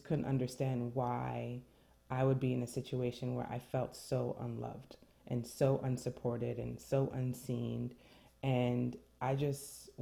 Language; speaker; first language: English; early bilingual, other home language; French